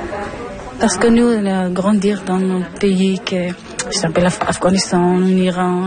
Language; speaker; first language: French; non-native, learner; Persian